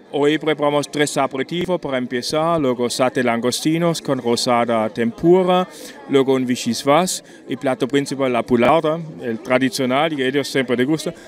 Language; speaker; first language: Spanish; non-native, learner; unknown